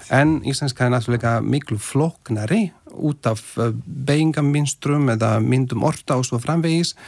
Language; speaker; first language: Icelandic; non-native, fluent; Slovak